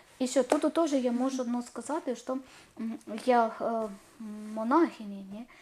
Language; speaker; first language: Ukrainian; non-native, learner; Malayalam